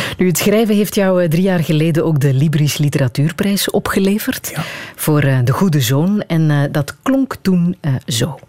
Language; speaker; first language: Dutch; native; Dutch